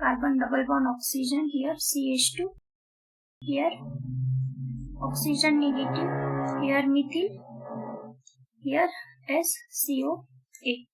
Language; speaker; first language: English; non-native, local second language; Marathi